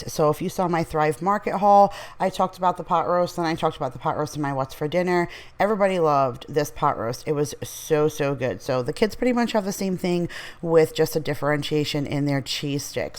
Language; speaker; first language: English; native; English